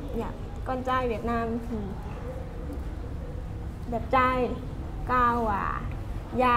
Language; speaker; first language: Vietnamese; non-native, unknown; Lao